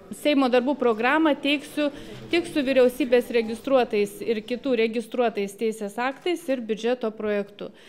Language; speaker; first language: Lithuanian; native; Lithuanian